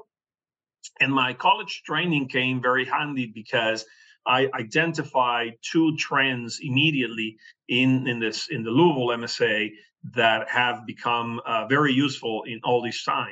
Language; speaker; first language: English; non-native, fluent; Spanish